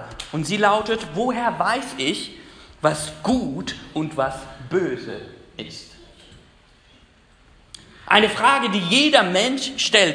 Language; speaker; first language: German; non-native, fluent; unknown